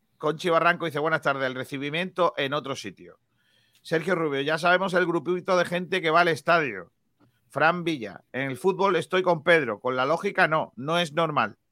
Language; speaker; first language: Spanish; native; Spanish